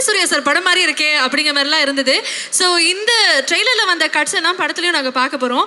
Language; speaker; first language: Tamil; native; Tamil